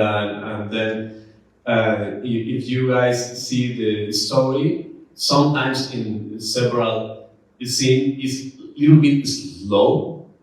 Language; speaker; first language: English; non-native, learner; Spanish